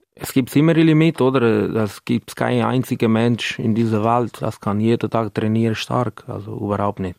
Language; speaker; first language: German; non-native, learner; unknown